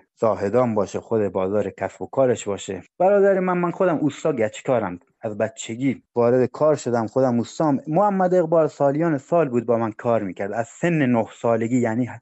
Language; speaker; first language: Persian; non-native, local second language; Baluchi